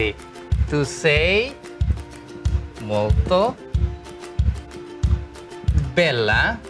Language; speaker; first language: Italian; non-native, fluent; Indonesian